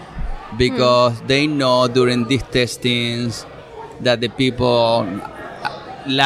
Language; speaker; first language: English; non-native, fluent; Spanish